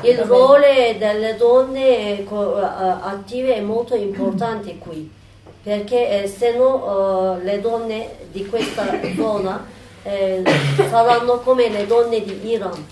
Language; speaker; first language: Italian; non-native, learner; Turkish